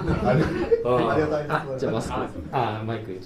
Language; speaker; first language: Japanese; native; Japanese